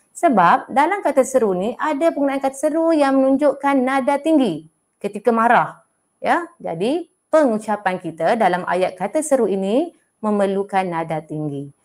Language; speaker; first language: Malay; native; Malay